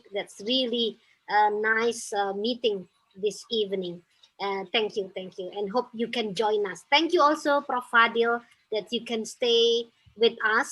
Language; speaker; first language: English; non-native, fluent; Indonesian